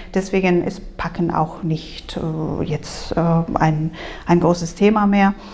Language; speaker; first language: German; non-native, fluent; Spanish